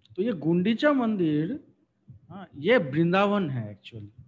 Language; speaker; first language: Hindi; non-native, local second language; Bangla